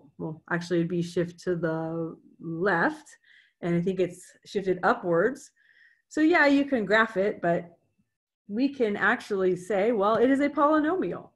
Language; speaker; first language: English; native; English